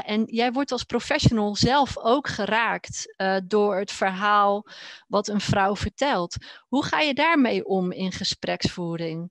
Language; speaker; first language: Dutch; native; Dutch